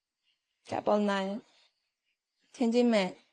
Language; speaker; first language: Hindi; non-native, fluent; Chinese